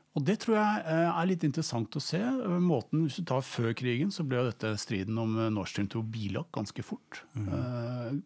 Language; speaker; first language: Norwegian; native; Norwegian